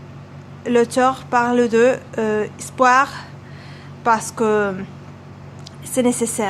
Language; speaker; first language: French; non-native, learner; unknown